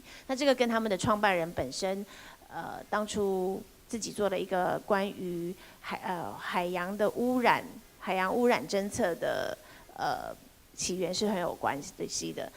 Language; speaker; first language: Chinese; native; Chinese